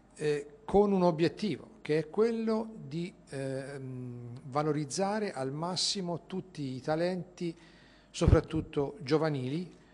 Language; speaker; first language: Italian; native; Italian